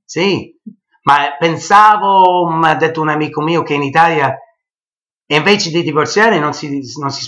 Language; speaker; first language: Italian; early bilingual, heritage; English